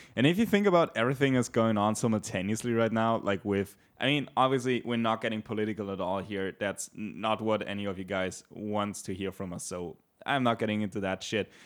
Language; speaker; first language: English; non-native, fluent; German